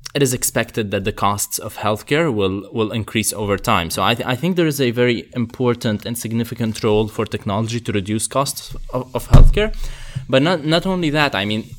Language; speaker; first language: English; non-native, fluent; Arabic